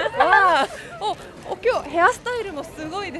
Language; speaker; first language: Japanese; non-native, learner; Korean